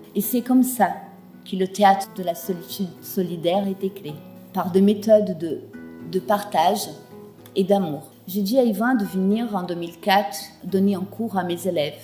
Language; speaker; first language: French; non-native, fluent; Portuguese